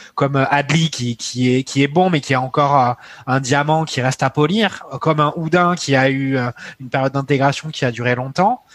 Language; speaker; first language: French; native; French